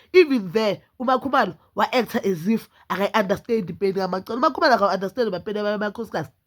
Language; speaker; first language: Zulu; native; Zulu